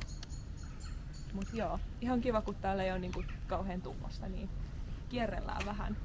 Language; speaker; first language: Finnish; native; Finnish